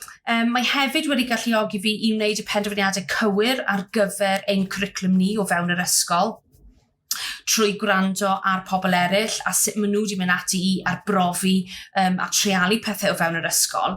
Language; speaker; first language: Welsh; native; Welsh